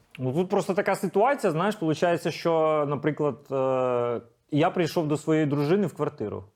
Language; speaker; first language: Ukrainian; native; Ukrainian